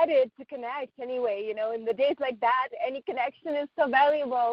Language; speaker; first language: English; non-native, fluent; Russian